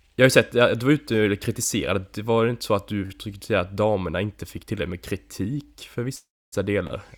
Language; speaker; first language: Swedish; native; Swedish